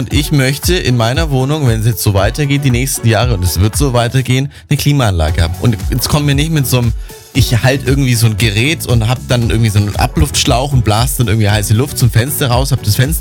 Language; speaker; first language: German; native; German